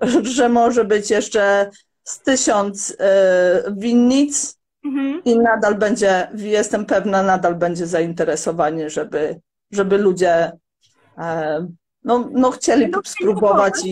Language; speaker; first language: Polish; non-native, fluent; Croatian